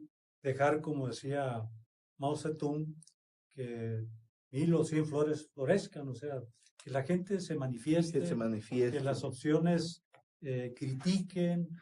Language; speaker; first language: Spanish; native; Spanish